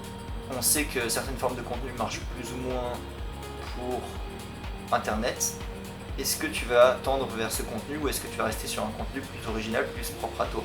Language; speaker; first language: French; native; French